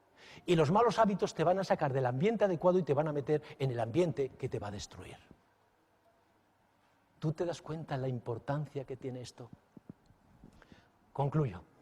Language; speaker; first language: Spanish; native; Spanish